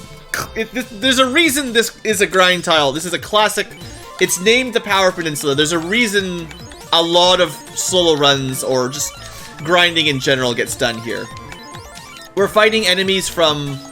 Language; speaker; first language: English; native; English